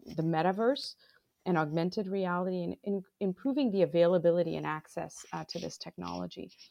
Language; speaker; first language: English; non-native, local second language; Bangla